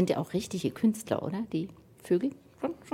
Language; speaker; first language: German; native; German